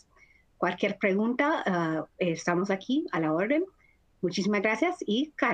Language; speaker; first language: Spanish; non-native, fluent; English